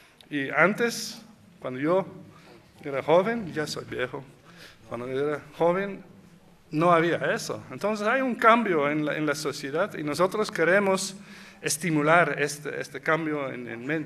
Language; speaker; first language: Spanish; non-native, fluent; Dutch